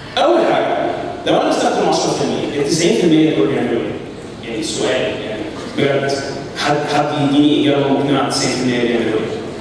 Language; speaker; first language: Egyptian Arabic; native; Egyptian Arabic